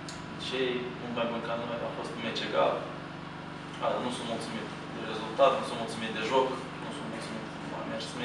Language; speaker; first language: Romanian; non-native, local second language; Russian